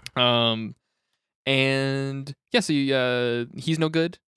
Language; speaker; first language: English; native; English